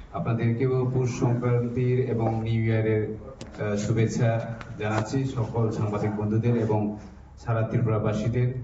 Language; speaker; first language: Bangla; non-native, local second language; Kok Borok